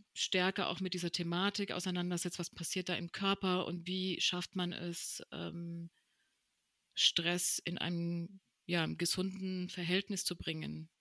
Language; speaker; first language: German; early bilingual, other home language; Spanish